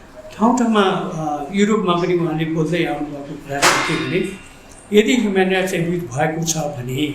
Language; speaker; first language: Nepali; native; Nepali